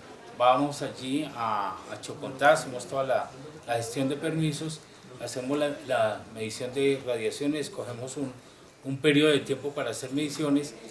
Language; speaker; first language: Spanish; native; Spanish